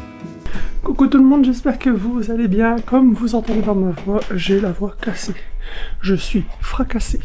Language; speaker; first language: French; native; French